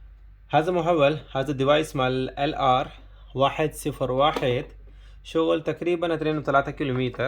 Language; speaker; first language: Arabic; non-native, learner; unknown